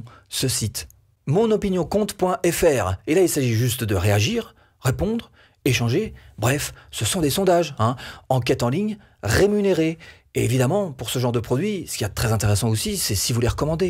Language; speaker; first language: French; native; French